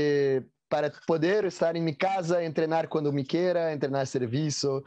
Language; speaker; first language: Spanish; non-native, learner; Portuguese